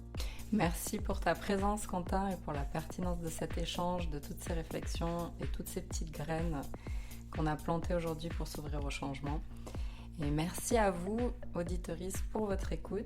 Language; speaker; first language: French; native; French